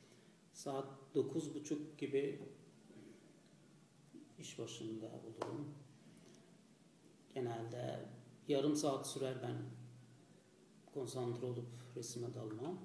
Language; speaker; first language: Turkish; non-native, fluent; Azerbaijani